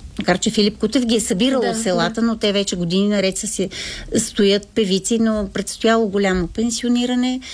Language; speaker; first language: Bulgarian; native; Bulgarian